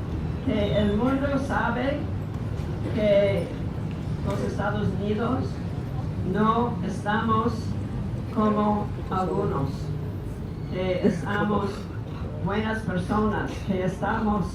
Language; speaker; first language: Spanish; non-native, learner; English